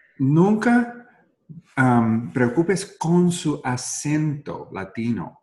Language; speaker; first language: Spanish; non-native, learner; English